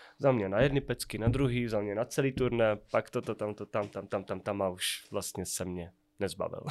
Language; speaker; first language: Czech; native; Czech